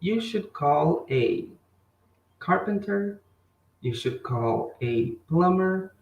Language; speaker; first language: English; non-native, fluent; Portuguese